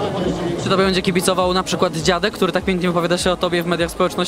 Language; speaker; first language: Polish; native; Polish